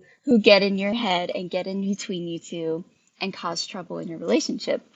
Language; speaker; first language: English; native; English